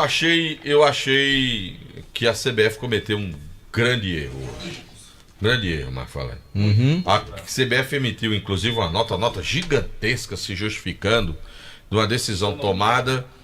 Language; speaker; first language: Portuguese; native; Portuguese